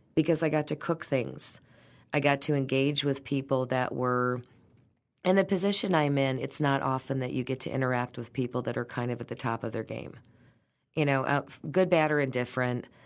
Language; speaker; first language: English; native; English